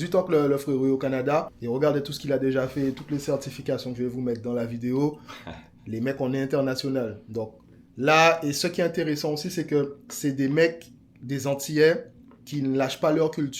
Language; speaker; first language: French; native; French